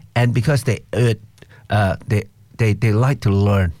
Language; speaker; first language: English; non-native, local second language; Cantonese